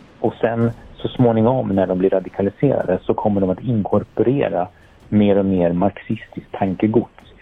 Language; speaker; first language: Swedish; early bilingual, other home language; Persian